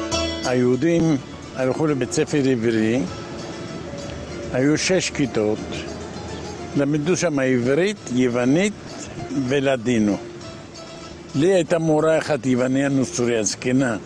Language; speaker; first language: Hebrew; non-native, fluent; Ladino